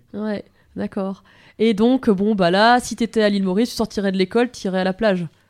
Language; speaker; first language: French; native; French